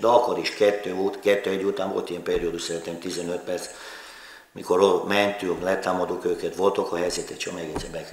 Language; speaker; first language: Hungarian; non-native, learner; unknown